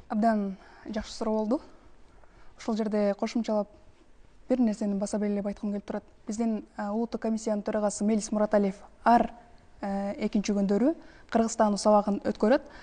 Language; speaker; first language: Kyrgyz; native; Kyrgyz